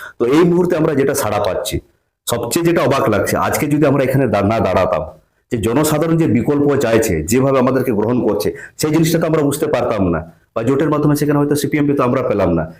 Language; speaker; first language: Bangla; non-native, local second language; Santali